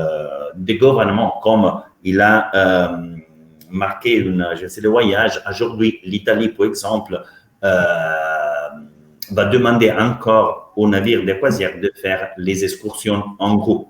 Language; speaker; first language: French; non-native, fluent; Italian